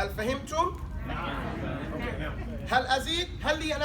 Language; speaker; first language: Arabic; non-native, fluent; English